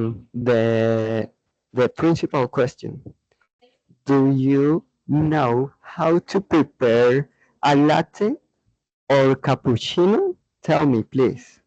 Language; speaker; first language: English; non-native, learner; Spanish